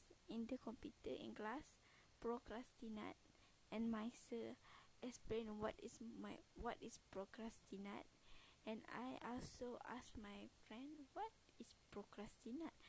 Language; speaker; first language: English; non-native, learner; Malay